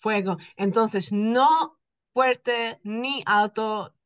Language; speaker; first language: Spanish; non-native, fluent; Dutch